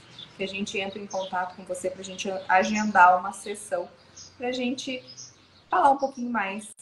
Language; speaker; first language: Portuguese; native; Portuguese